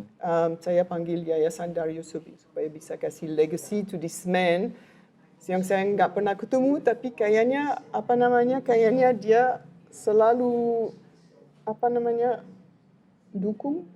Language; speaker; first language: Indonesian; non-native, learner; French